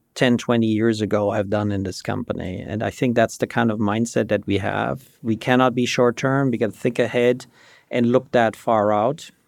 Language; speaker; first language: English; non-native, fluent; German